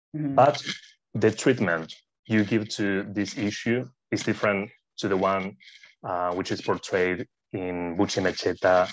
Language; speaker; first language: English; non-native, fluent; Spanish